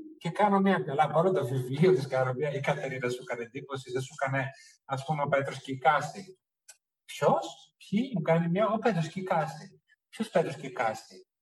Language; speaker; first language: Greek; early bilingual, heritage; Greek